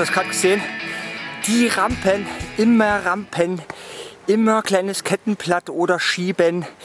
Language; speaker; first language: German; native; German